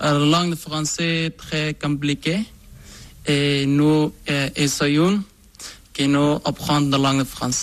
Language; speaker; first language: French; non-native, learner; Persian